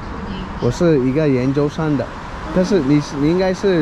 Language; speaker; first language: Chinese; non-native, learner; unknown